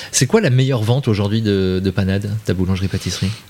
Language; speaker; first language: French; native; French